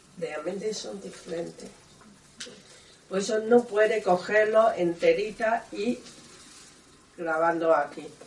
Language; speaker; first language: Spanish; non-native, learner; Chinese